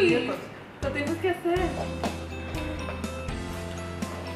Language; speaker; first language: Spanish; early bilingual, other home language; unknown